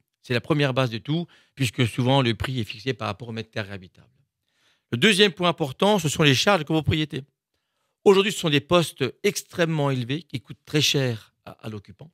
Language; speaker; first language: French; native; French